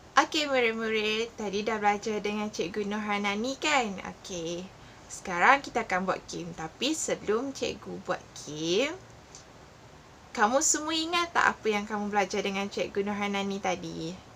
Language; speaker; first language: Malay; non-native, local second language; Iban